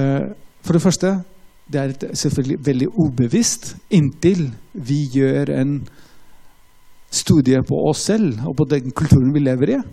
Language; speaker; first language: Norwegian; non-native, fluent; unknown